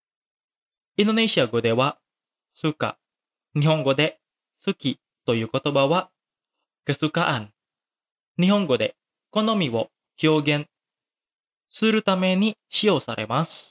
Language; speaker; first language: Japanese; non-native, fluent; Indonesian